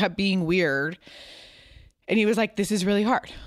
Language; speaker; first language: English; native; English